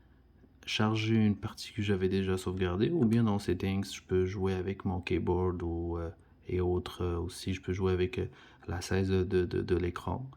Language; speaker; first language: French; native; French